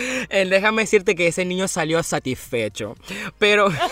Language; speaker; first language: Spanish; early bilingual, heritage; Spanish